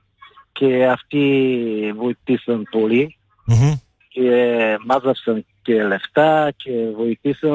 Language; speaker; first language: Greek; non-native, fluent; Bulgarian